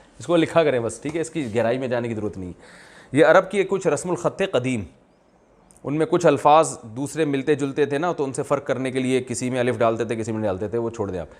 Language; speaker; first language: Urdu; native; Urdu